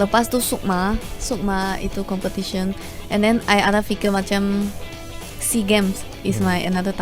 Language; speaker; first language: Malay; non-native, local second language; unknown